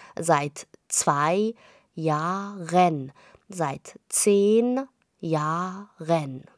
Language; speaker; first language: German; non-native, fluent; Persian